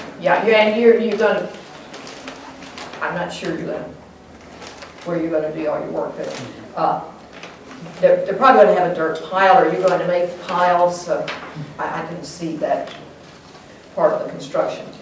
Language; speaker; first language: English; native; English